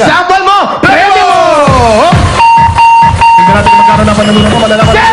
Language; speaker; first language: Filipino; native; Filipino